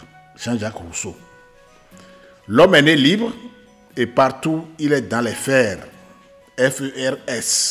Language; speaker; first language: French; non-native, local second language; Ewe